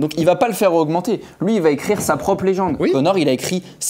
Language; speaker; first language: French; native; French